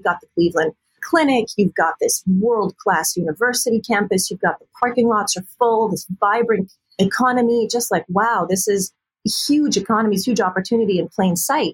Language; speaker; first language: English; native; English